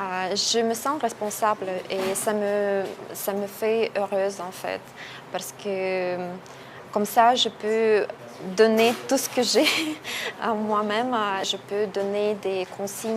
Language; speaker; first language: French; non-native, fluent; Russian